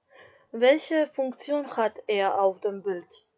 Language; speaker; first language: German; non-native, fluent; Macedonian